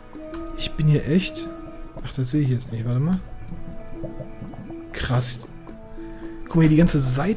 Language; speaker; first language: German; native; German